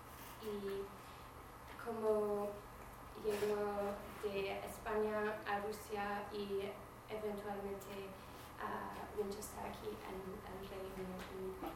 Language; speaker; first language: Spanish; non-native, fluent; English